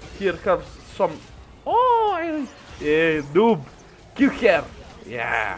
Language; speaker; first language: English; non-native, learner; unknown